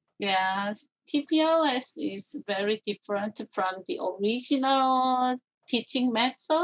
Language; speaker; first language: English; non-native, learner; Korean